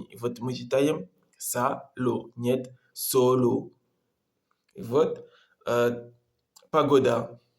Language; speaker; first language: Russian; non-native, learner; Comorian